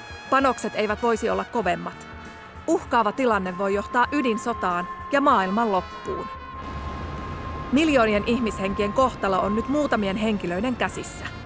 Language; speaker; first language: Finnish; native; Finnish